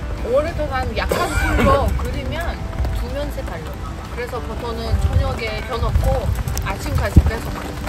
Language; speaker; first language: Korean; non-native, fluent; Russian